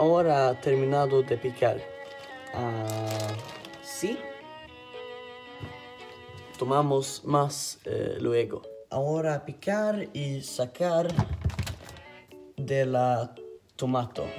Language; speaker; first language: Spanish; non-native, learner; Swedish